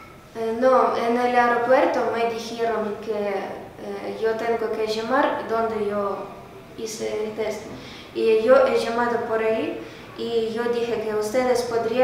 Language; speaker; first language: Spanish; non-native, learner; Ukrainian